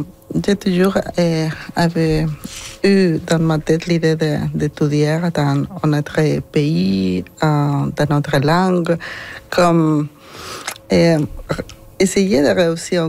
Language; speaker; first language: French; non-native, learner; Spanish